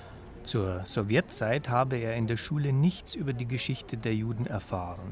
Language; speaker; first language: German; native; German